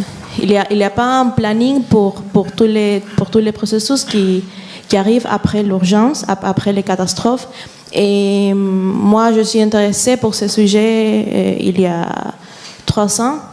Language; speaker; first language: French; non-native, fluent; Spanish